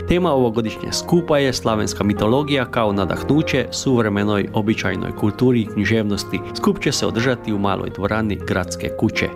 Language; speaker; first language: Croatian; early bilingual, heritage; Croatian